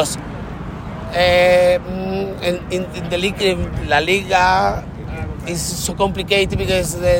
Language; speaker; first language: English; non-native, learner; Spanish